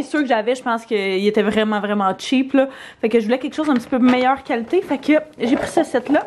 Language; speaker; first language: French; native; French